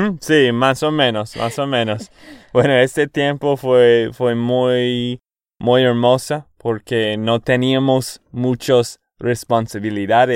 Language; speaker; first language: Spanish; non-native, fluent; English